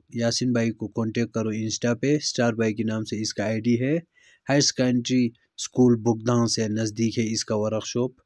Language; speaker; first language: Hindi; native; Hindi